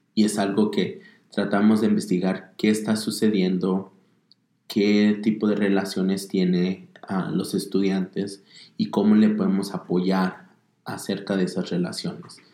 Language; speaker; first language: Spanish; early bilingual, heritage; Spanish